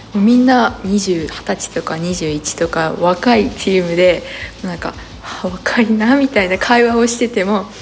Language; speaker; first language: Japanese; native; Japanese